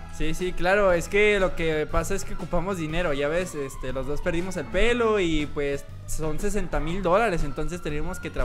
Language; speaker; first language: Spanish; native; Spanish